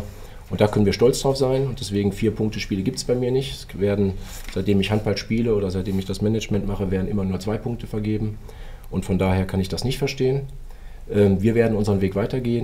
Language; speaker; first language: German; native; German